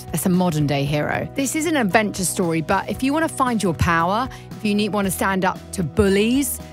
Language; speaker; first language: English; native; English